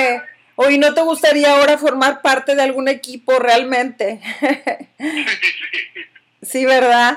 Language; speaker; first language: Spanish; native; Spanish